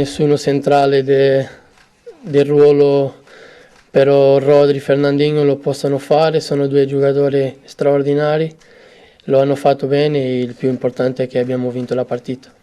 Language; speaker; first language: Italian; non-native, fluent; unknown